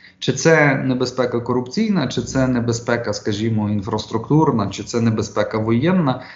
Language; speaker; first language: Ukrainian; native; Ukrainian